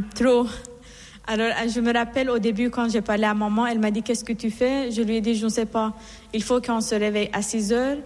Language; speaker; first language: French; non-native, fluent; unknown